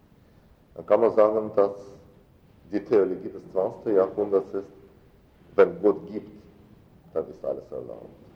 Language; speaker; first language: German; non-native, fluent; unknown